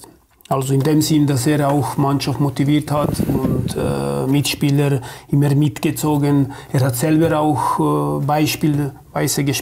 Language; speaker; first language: German; non-native, fluent; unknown